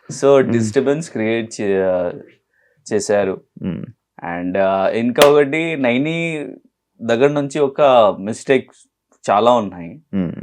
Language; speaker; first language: Telugu; non-native, learner; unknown